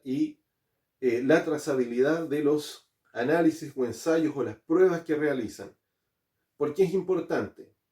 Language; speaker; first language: Spanish; native; Spanish